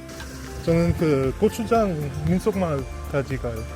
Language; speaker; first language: Korean; non-native, learner; English